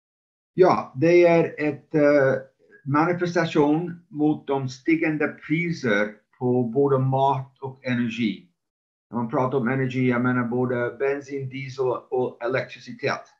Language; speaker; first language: Swedish; non-native, fluent; English